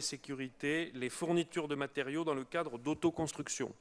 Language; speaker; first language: French; native; French